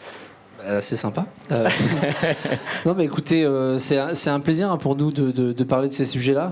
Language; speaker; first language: French; native; French